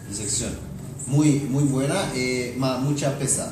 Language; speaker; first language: Spanish; non-native, learner; Romanian